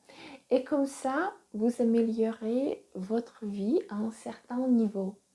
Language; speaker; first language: French; non-native, fluent; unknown